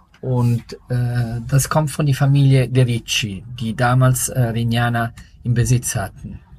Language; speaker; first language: German; early bilingual, heritage; German